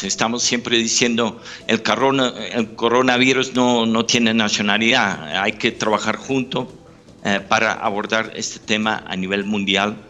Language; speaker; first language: Spanish; non-native, fluent; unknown